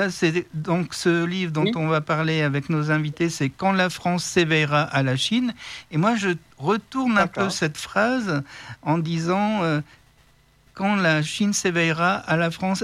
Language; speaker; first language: French; native; French